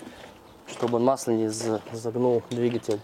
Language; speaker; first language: Russian; non-native, local second language; Latvian